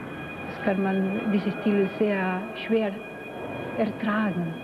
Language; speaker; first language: German; non-native, fluent; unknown